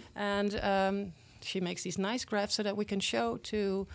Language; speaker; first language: English; non-native, fluent; Dutch